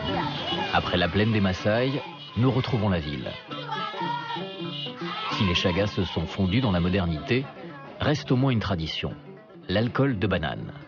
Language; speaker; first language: French; native; French